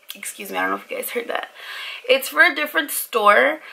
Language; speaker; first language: English; early bilingual, other home language; Spanish